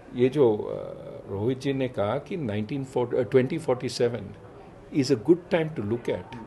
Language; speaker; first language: Hindi; non-native, local second language; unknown